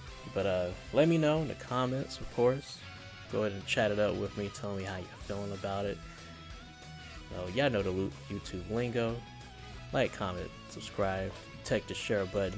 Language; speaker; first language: English; native; English